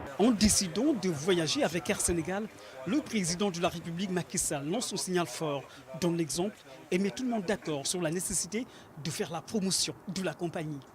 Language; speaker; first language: French; non-native, local second language; Wolof